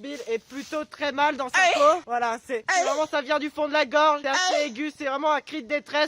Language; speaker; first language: French; native; French